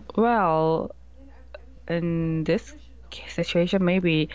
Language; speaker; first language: English; non-native, learner; Korean